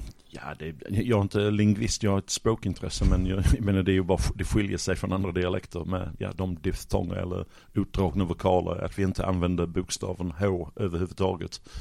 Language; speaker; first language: Swedish; non-native, fluent; English